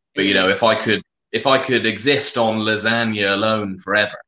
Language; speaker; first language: English; native; English